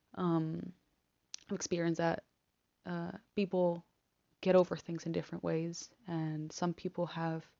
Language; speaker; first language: English; non-native, fluent; Spanish